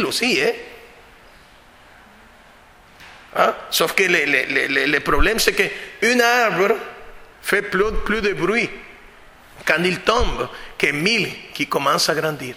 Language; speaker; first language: French; non-native, fluent; Spanish